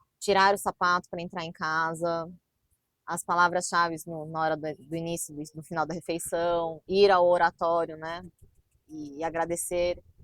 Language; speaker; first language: Portuguese; native; Portuguese